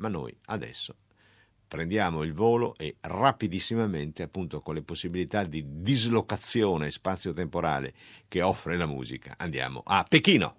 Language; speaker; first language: Italian; native; Italian